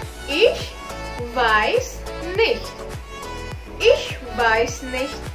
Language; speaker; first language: German; non-native, fluent; Indonesian